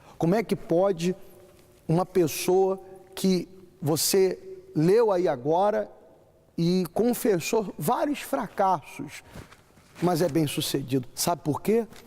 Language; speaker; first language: Portuguese; native; Portuguese